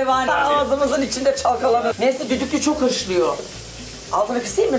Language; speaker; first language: Turkish; native; Turkish